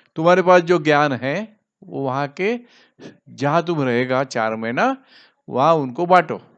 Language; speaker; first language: Hindi; non-native, local second language; Marathi